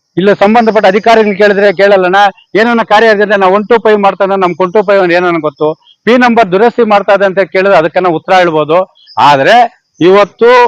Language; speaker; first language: Kannada; native; Kannada